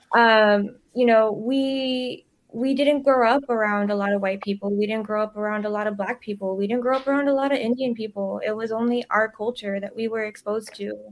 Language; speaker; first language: English; early bilingual, other home language; Spanish